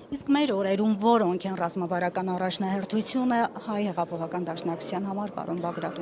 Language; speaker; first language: Armenian; native; Armenian